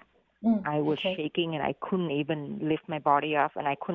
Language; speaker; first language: English; non-native, fluent; Vietnamese